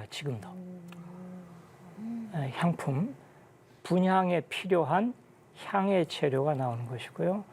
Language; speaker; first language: Korean; native; Korean